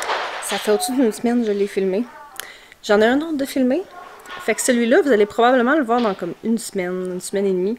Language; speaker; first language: French; native; French